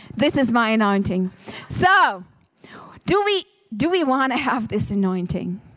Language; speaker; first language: English; non-native, fluent; Ukrainian